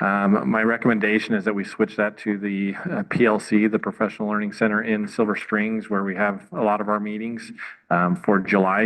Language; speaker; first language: English; native; English